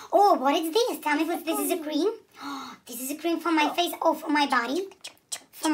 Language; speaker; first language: English; non-native, learner; Russian